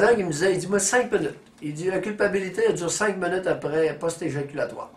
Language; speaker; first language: French; native; French